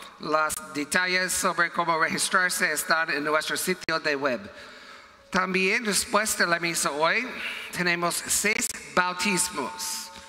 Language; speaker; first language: Spanish; non-native, learner; English